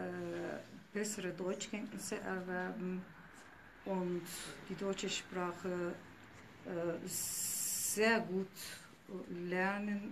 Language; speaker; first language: German; non-native, fluent; Turkish